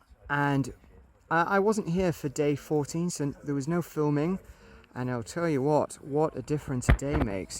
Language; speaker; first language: English; native; English